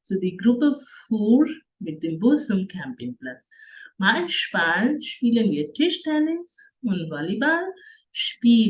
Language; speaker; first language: German; non-native, fluent; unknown